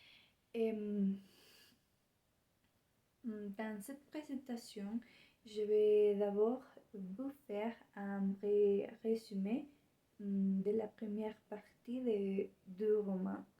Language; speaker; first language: French; non-native, learner; Spanish